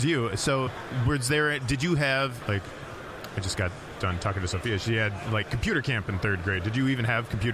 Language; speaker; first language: English; native; English